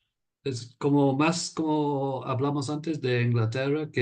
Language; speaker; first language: Spanish; non-native, fluent; English